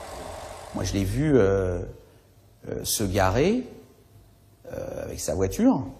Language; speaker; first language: French; native; French